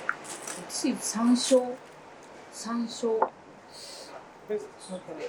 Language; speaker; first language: English; non-native, learner; Japanese